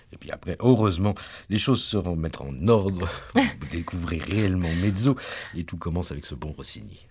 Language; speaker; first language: French; native; French